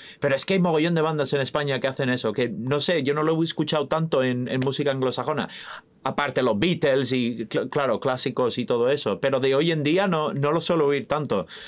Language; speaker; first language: Spanish; non-native, fluent; English